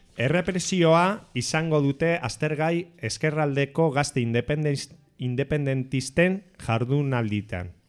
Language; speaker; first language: Basque; native; Basque